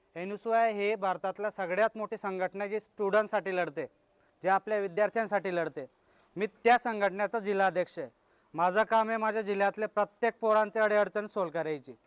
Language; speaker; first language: Marathi; non-native, local second language; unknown